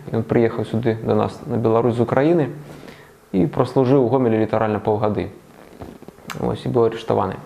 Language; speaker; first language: Belarusian; native; Belarusian